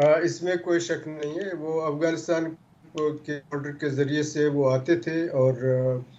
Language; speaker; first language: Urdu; non-native, local second language; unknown